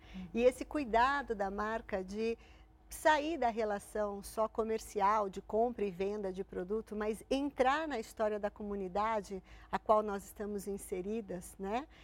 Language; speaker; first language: Portuguese; native; Portuguese